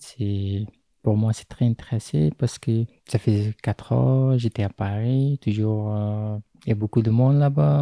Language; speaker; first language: French; non-native, learner; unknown